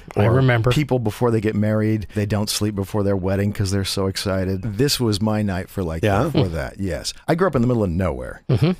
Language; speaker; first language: English; native; English